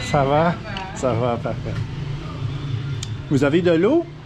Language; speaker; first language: French; non-native, local second language; English